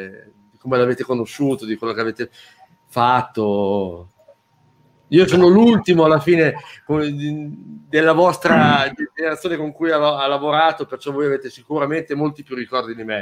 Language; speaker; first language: Italian; native; Italian